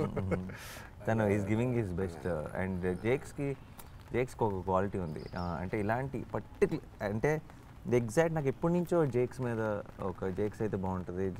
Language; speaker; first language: Telugu; native; Telugu